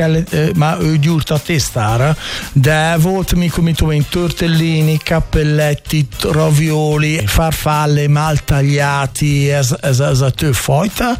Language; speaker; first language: Hungarian; non-native, fluent; Italian